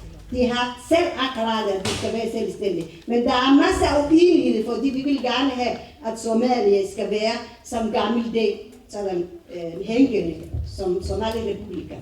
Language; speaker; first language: Danish; non-native, fluent; Somali